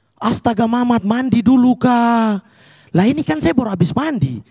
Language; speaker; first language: Indonesian; native; Indonesian